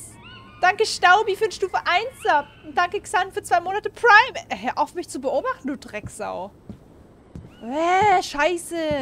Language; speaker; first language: German; native; German